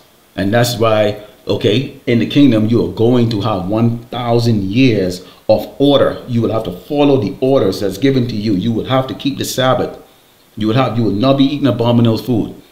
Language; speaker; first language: English; native; English